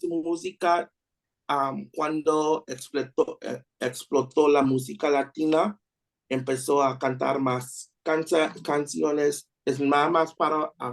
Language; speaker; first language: Spanish; non-native, learner; English